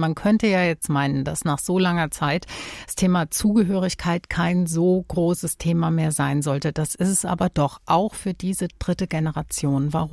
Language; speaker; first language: German; native; German